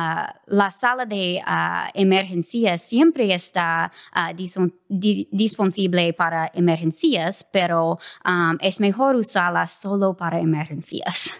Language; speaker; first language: Spanish; non-native, fluent; English